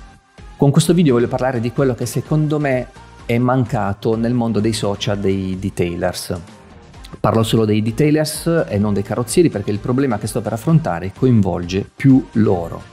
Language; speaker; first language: Italian; native; Italian